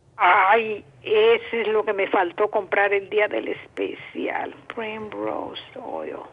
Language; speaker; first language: Spanish; native; Spanish